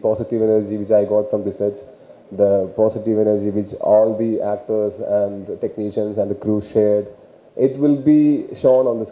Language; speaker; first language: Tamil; non-native, learner; Malayalam